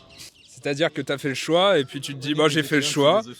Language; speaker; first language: French; native; French